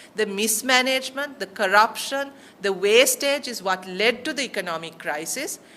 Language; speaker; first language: English; non-native, local second language; Sinhala